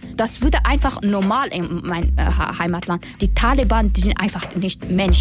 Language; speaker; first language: German; non-native, learner; Persian